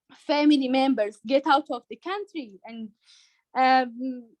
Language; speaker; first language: English; non-native, learner; Persian